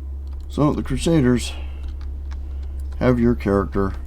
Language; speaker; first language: English; native; English